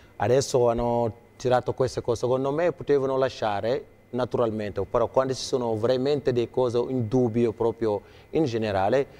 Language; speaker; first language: Italian; non-native, fluent; Wolof